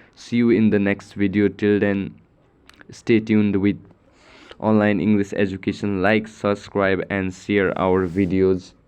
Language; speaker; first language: English; non-native, local second language; Nepali